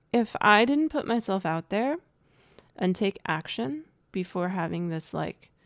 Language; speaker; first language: English; native; English